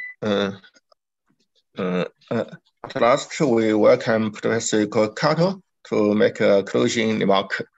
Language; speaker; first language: English; non-native, learner; Chinese